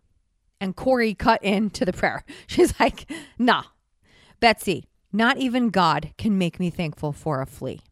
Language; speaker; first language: English; native; English